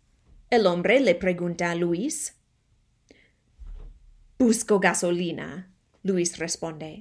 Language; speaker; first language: Spanish; non-native, fluent; English